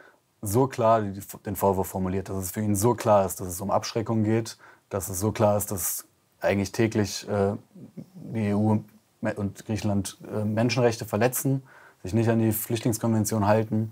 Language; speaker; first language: German; native; German